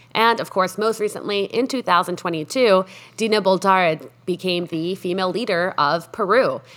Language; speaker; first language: English; non-native, fluent; Spanish